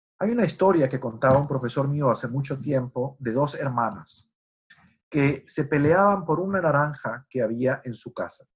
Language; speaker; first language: Spanish; native; Spanish